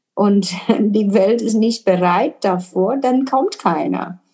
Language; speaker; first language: German; non-native, fluent; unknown